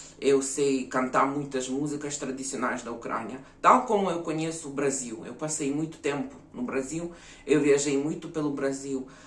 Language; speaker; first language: Portuguese; early bilingual, other home language; Ukrainian